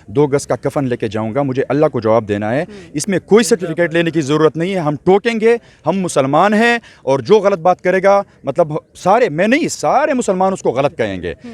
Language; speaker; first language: Urdu; non-native, local second language; Pashto